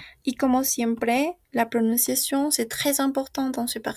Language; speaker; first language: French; non-native, fluent; Spanish